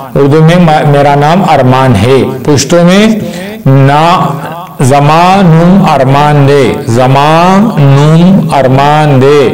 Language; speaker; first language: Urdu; non-native, local second language; Pashto